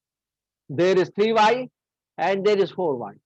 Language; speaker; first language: English; non-native, local second language; Hindi